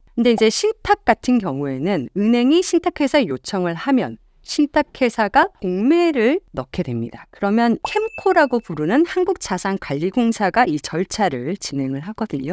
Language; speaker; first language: Korean; native; Korean